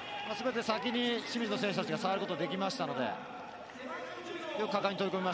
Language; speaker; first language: Japanese; native; Japanese